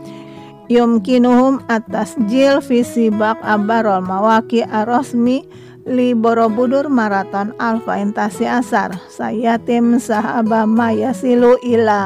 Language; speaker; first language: Arabic; non-native, learner; Indonesian